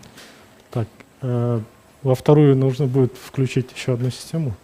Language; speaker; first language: Russian; non-native, local second language; Kazakh